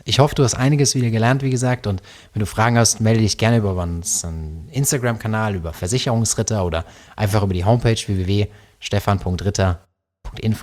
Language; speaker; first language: German; native; German